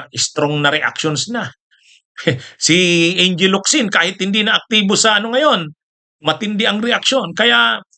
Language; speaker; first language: Filipino; native; Filipino